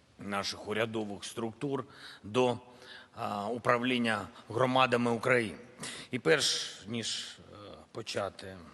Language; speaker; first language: Ukrainian; non-native, local second language; Russian